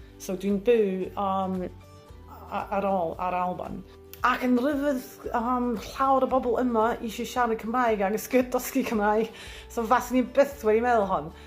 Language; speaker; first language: Welsh; non-native, learner; English